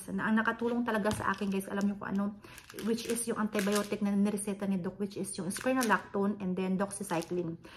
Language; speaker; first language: Filipino; non-native, local second language; Hiligaynon